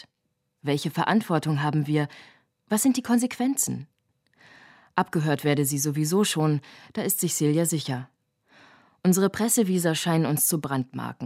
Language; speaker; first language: German; native; German